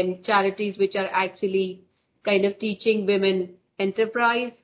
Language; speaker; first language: English; non-native, local second language; Hindi